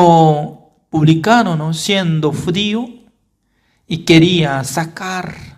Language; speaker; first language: Spanish; non-native, fluent; Korean